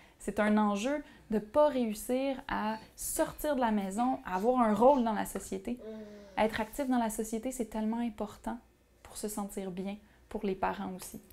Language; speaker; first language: French; native; French